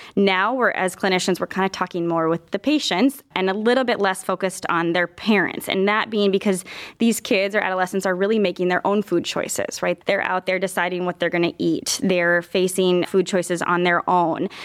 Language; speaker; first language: English; native; English